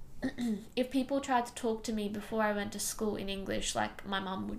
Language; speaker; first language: English; non-native, local second language; Tamil